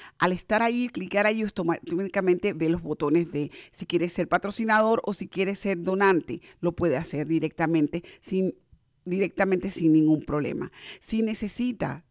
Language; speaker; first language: Spanish; native; Spanish